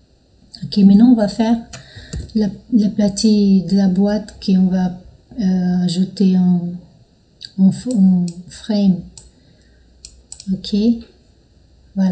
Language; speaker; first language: French; non-native, fluent; Portuguese